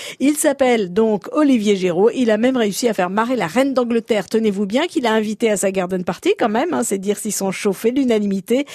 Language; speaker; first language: French; native; French